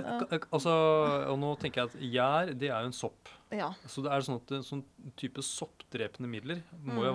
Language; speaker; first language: Norwegian; native; Norwegian